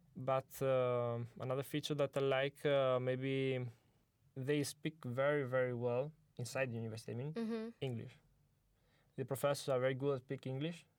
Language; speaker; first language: English; non-native, learner; Italian